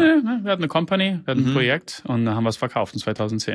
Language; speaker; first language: German; early bilingual, heritage; German